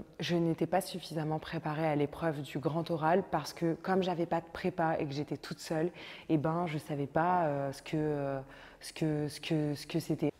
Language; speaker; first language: French; native; French